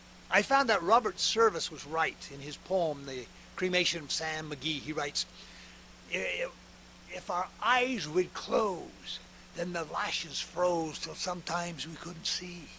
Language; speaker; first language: English; native; English